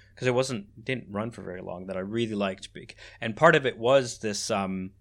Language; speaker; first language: English; native; English